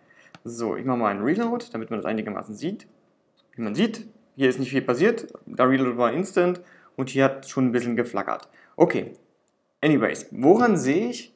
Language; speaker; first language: German; native; German